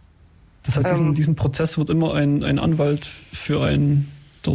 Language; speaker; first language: German; native; German